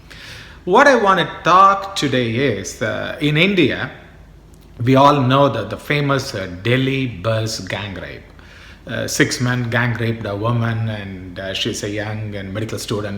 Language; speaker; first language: English; non-native, local second language; Tamil